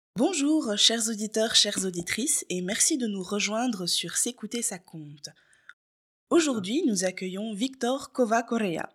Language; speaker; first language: French; native; French